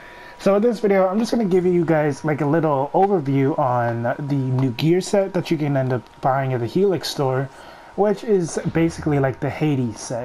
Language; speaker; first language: English; native; English